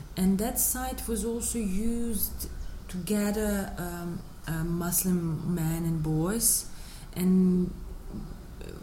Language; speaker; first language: English; non-native, fluent; Bosnian